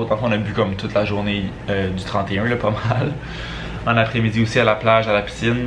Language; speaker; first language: French; native; French